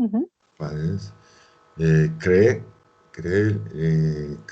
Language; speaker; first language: French; non-native, learner; Spanish